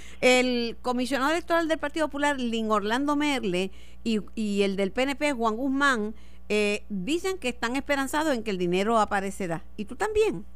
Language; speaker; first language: Spanish; native; Spanish